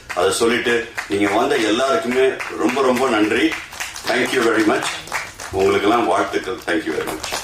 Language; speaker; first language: Tamil; early bilingual, heritage; Tamil